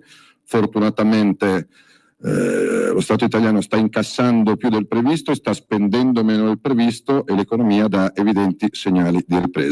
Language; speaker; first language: Italian; native; Italian